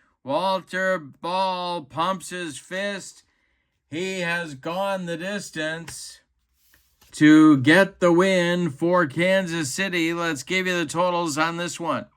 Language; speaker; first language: English; native; English